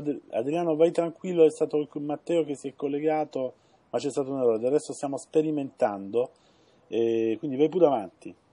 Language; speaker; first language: Italian; native; Italian